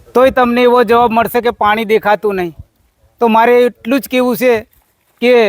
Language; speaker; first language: Gujarati; native; Gujarati